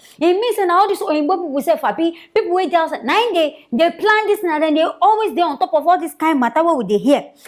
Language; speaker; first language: Nigerian Pidgin; native; Nigerian Pidgin